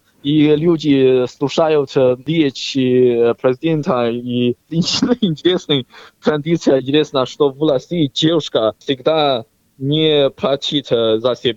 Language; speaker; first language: Russian; non-native, learner; Chinese